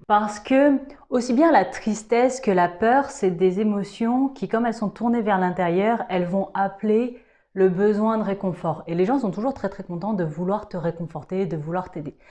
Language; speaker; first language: French; native; French